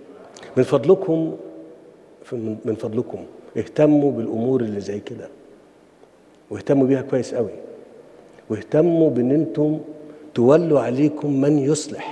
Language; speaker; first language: Arabic; native; Arabic